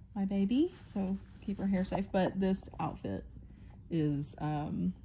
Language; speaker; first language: English; native; English